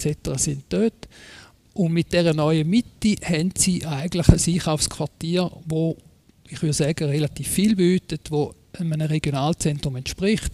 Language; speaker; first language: German; native; German